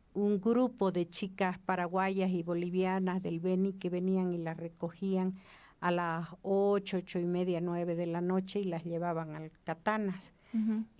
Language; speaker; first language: Spanish; native; Spanish